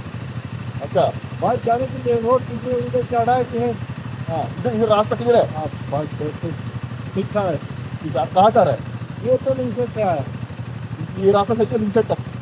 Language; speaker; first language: Hindi; non-native, learner; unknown